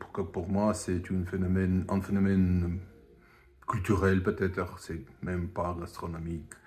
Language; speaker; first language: French; non-native, fluent; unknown